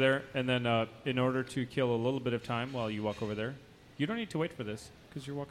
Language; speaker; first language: English; native; English